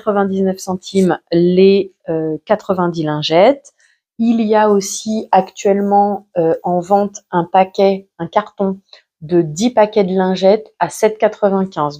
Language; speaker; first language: French; native; French